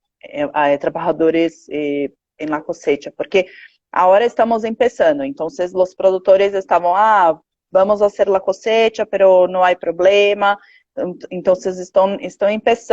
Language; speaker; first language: Spanish; non-native, learner; Portuguese